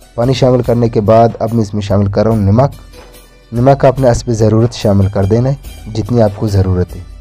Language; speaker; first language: Urdu; non-native, local second language; Baluchi